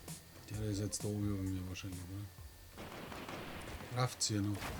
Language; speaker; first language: German; native; German